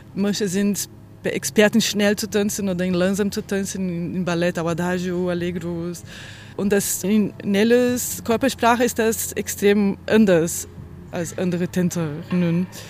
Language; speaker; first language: German; non-native, fluent; Portuguese